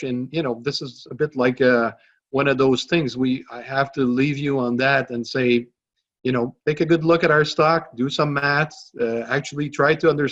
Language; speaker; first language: English; non-native, local second language; French